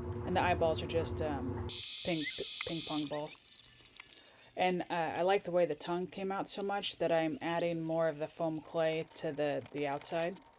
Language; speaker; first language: English; native; English